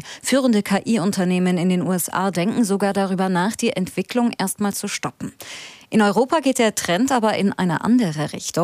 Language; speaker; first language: German; native; German